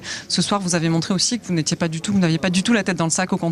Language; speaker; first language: French; native; French